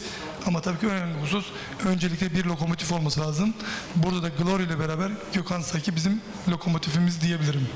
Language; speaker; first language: Turkish; native; Turkish